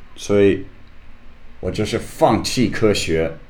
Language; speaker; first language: Chinese; non-native, learner; English